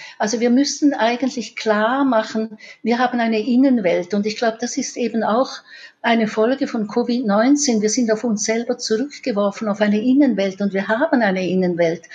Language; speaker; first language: German; native; German